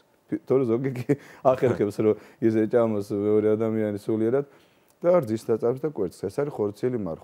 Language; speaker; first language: Georgian; native; Georgian